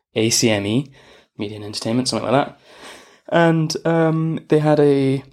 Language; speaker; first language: English; native; English